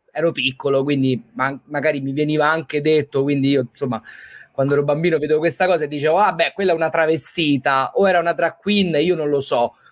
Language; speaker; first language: Italian; native; Italian